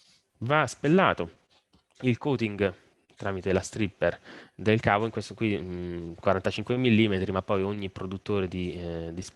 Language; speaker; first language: Italian; native; Italian